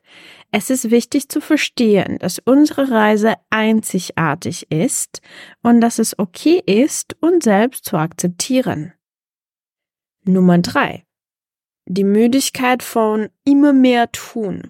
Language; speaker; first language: German; non-native, fluent; Czech